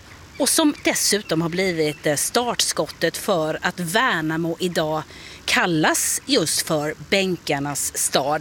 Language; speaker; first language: Swedish; native; Swedish